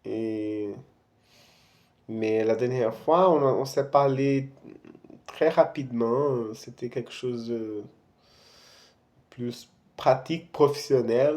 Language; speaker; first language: French; non-native, fluent; Portuguese